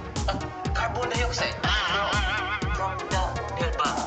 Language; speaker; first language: English; non-native, learner; Filipino